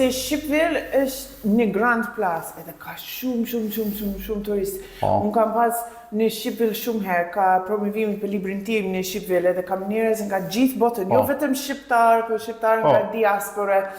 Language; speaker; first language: Albanian; non-native, learner; English